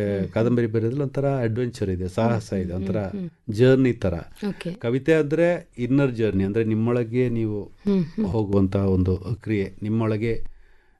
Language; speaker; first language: Kannada; non-native, local second language; Malayalam